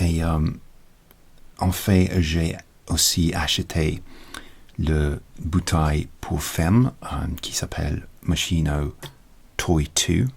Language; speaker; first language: French; non-native, learner; English